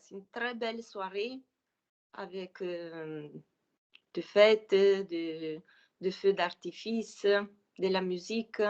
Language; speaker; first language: French; non-native, fluent; Italian